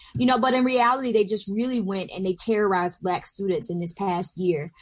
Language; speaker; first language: English; native; English